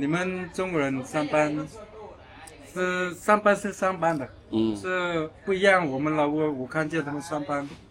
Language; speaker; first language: Chinese; non-native, learner; Lao